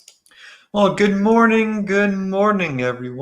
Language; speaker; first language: English; native; English